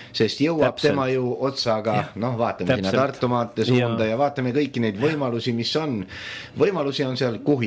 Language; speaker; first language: Estonian; native; Estonian